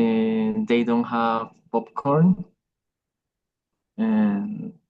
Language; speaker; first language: English; non-native, learner; Spanish